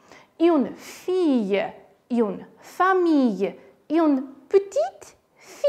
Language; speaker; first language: French; non-native, fluent; Armenian